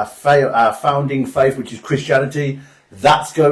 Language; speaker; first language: English; native; English